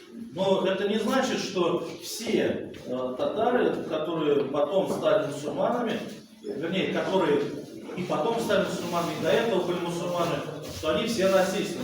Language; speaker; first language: Russian; native; Russian